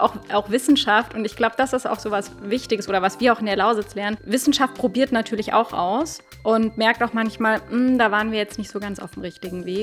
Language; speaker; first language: German; native; German